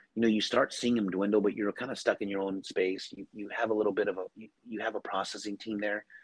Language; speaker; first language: English; native; English